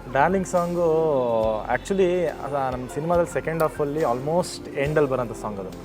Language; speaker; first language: Kannada; native; Kannada